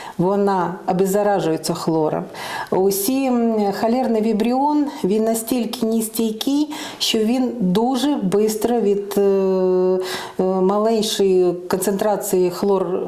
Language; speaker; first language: Ukrainian; non-native, local second language; Russian